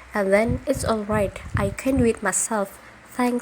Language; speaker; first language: English; non-native, local second language; Indonesian